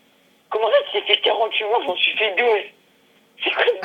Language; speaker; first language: French; native; French